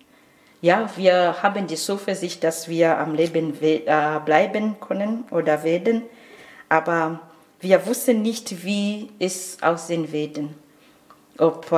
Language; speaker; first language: German; non-native, learner; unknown